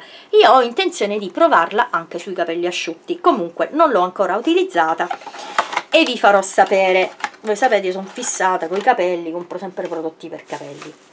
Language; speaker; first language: Italian; native; Italian